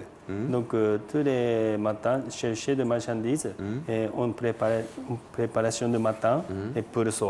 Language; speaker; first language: French; non-native, learner; Japanese